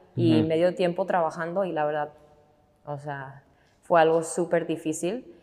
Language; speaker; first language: Spanish; non-native, fluent; English